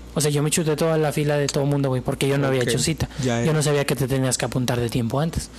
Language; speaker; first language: Spanish; native; Spanish